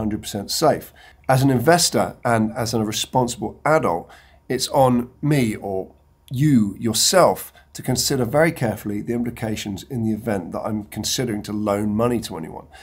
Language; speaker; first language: English; native; English